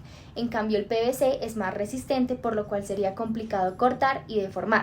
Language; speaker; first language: Spanish; native; Spanish